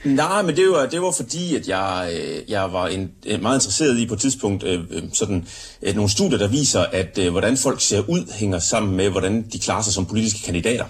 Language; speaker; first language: Danish; native; Danish